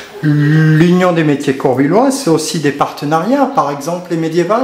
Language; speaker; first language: French; native; French